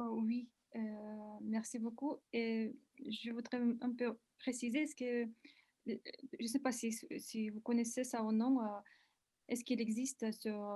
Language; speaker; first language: French; non-native, learner; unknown